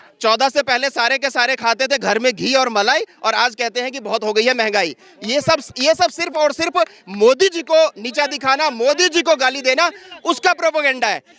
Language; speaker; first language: Hindi; native; Hindi